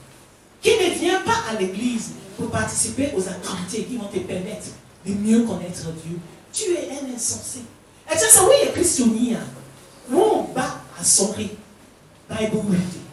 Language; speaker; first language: French; non-native, fluent; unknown